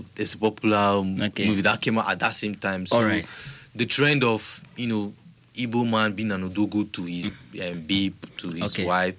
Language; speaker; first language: English; non-native, local second language; Igbo